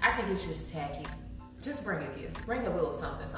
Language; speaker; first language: English; native; English